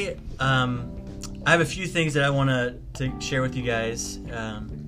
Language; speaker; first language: English; native; English